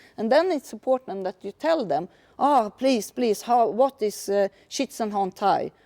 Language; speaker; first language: English; non-native, fluent; Swedish